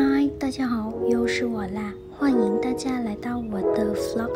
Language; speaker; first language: Chinese; non-native, learner; Vietnamese